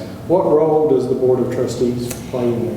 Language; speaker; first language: English; native; English